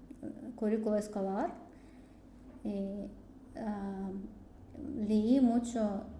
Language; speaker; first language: Spanish; non-native, learner; Russian